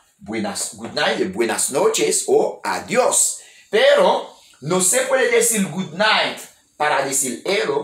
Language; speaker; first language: Spanish; non-native, learner; Haitian Creole